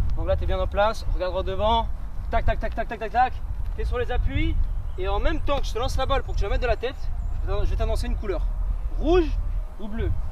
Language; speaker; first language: French; native; French